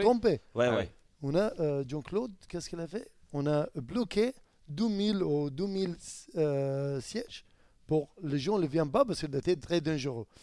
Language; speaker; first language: French; non-native, learner; Arabic